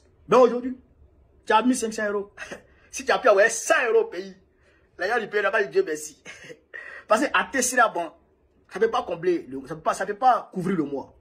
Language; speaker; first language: French; non-native, local second language; Bambara